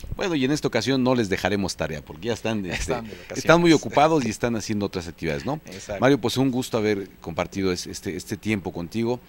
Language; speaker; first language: Spanish; native; Spanish